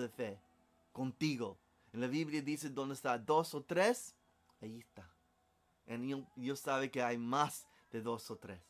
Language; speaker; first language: Spanish; non-native, learner; English